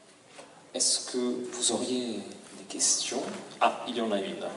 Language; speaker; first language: French; native; French